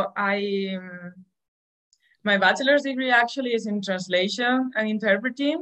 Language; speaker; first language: English; non-native, fluent; Spanish